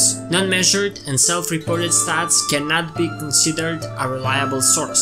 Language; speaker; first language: English; non-native, fluent; Serbian